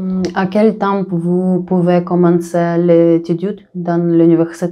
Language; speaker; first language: French; non-native, learner; Russian